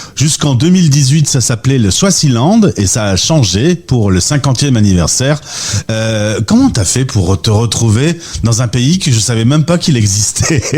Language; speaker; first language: French; native; French